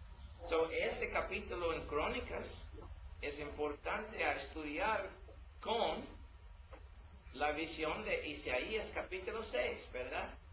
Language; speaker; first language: Spanish; non-native, learner; English